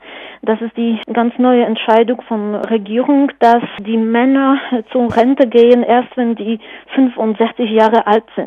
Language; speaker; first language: German; non-native, fluent; Polish